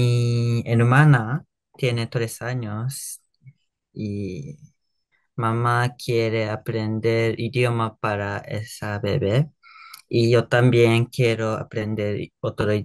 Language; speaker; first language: Spanish; non-native, learner; Japanese